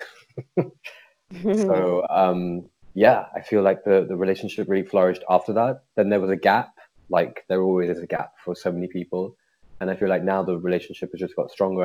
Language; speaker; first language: English; native; English